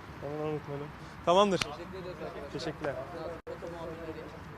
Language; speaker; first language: Turkish; early bilingual, heritage; Turkish